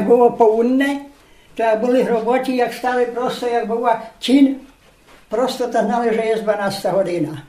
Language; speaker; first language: Polish; non-native, local second language; Rusyn